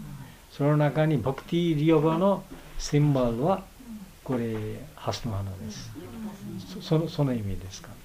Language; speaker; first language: Japanese; non-native, learner; Bangla